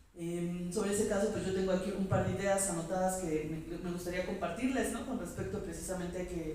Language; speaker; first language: Spanish; native; Spanish